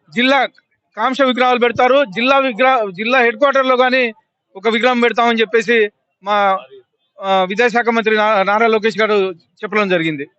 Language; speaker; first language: Telugu; native; Telugu